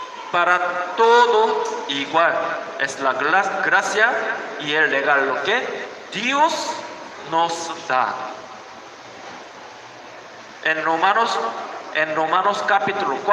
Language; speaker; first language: Spanish; non-native, learner; Korean